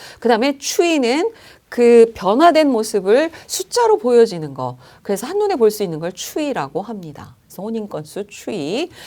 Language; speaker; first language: Korean; native; Korean